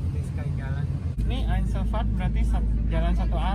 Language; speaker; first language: Indonesian; native; Indonesian